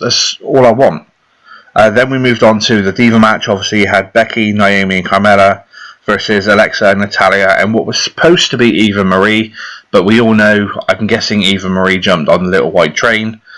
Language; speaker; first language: English; native; English